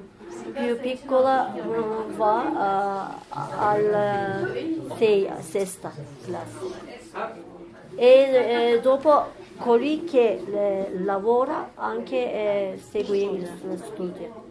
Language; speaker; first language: Italian; non-native, learner; Turkish